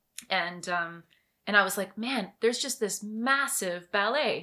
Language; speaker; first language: English; early bilingual, other home language; French